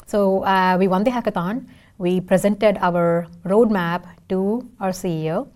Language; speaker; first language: English; non-native, local second language; Tamil